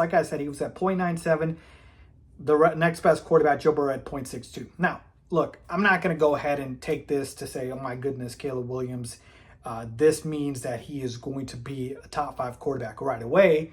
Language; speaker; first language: English; native; English